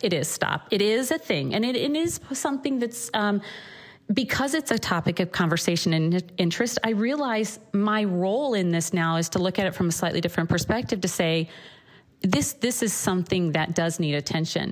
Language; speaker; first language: English; native; English